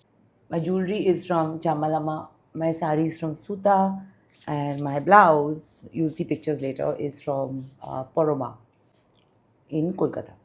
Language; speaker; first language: English; non-native, local second language; Bangla